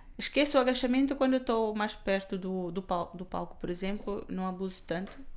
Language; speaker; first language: Portuguese; non-native, local second language; Kabuverdianu